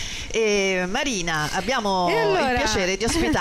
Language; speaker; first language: Italian; native; Italian